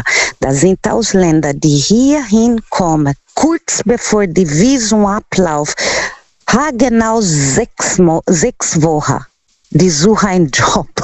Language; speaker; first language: German; non-native, fluent; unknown